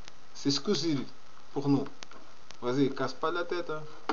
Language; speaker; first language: French; non-native, learner; Portuguese